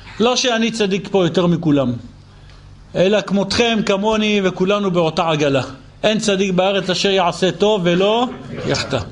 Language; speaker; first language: Hebrew; native; Hebrew